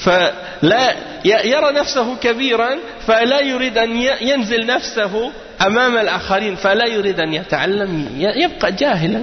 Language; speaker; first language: Arabic; non-native, fluent; French